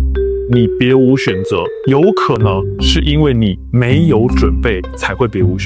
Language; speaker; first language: Chinese; native; Chinese